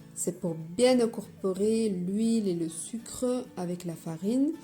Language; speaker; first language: French; non-native, local second language; Arabic